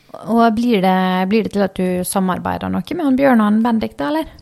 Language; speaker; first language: Norwegian; native; Norwegian